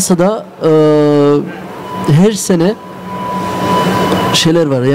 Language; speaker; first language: Turkish; early bilingual, heritage; Turkish